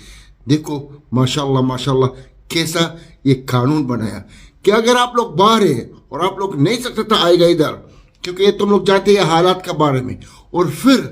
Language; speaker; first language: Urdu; non-native, local second language; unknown